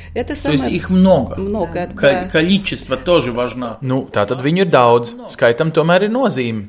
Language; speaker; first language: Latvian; native; Latvian